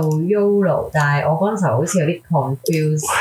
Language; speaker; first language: Cantonese; non-native, learner; English